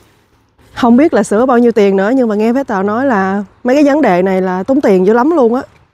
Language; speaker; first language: Vietnamese; native; Vietnamese